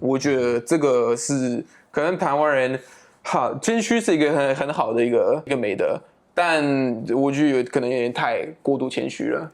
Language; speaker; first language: Chinese; non-native, fluent; French